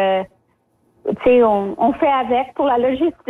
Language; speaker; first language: French; early bilingual, other home language; Spanish